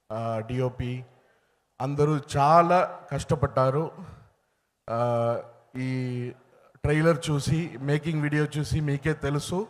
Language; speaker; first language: Telugu; non-native, learner; Tamil